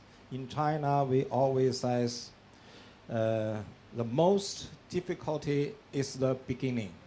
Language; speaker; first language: English; non-native, learner; Chinese